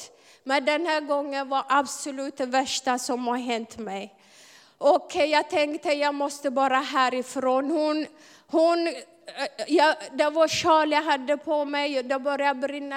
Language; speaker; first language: Swedish; non-native, fluent; Amharic